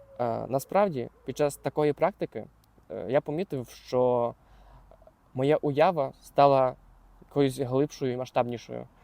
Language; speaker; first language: Ukrainian; non-native, local second language; Russian